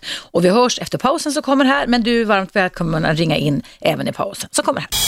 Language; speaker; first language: Swedish; native; Swedish